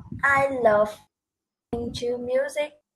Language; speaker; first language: English; non-native, learner; Vietnamese